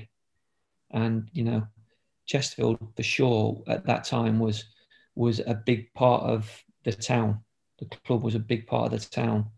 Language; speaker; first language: English; native; English